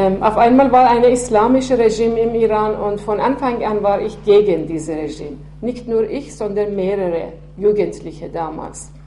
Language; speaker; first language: German; non-native, fluent; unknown